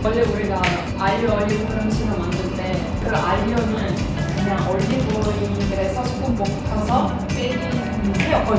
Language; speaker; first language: Korean; non-native, learner; Italian